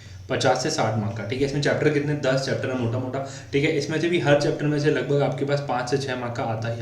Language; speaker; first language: Hindi; native; Hindi